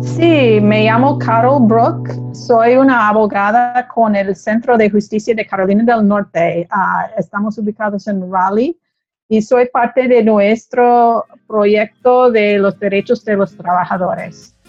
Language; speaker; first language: Spanish; non-native, fluent; English